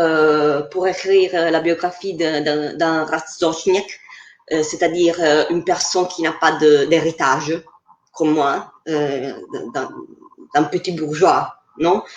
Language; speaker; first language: French; non-native, fluent; Italian